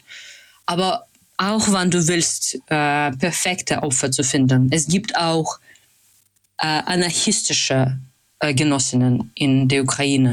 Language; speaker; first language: German; non-native, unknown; Russian